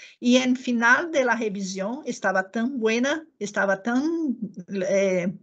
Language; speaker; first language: Spanish; non-native, learner; Portuguese